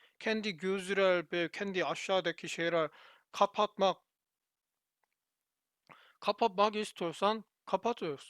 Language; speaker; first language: Turkish; non-native, learner; Korean